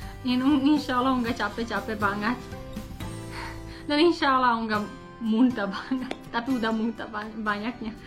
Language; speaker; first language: Indonesian; non-native, learner; English